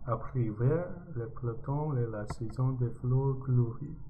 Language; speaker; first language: French; non-native, learner; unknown